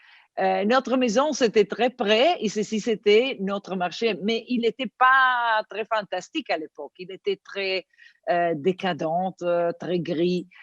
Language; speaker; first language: French; non-native, fluent; Italian